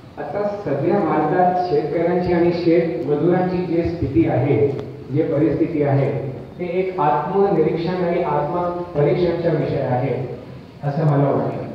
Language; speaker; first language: Marathi; non-native, local second language; Hindi